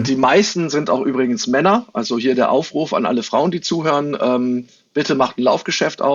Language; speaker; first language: German; native; German